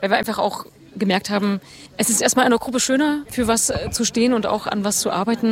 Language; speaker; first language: German; native; German